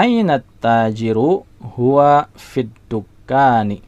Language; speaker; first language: Arabic; non-native, fluent; Indonesian